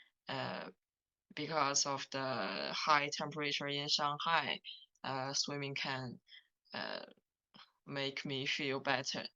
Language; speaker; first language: English; non-native, learner; Chinese